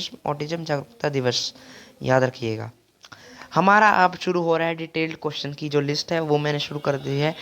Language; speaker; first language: Hindi; native; Hindi